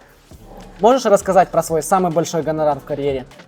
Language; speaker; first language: Russian; native; Russian